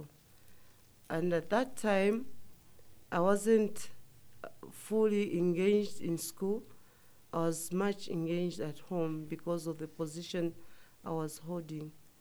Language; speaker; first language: English; non-native, local second language; Nyanja